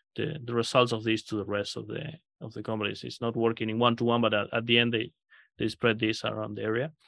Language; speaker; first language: English; non-native, fluent; Spanish